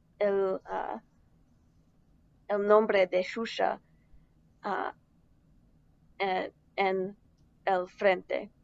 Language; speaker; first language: Spanish; non-native, learner; English